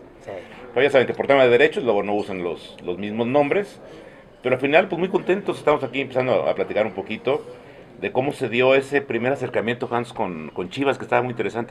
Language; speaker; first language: Spanish; native; Spanish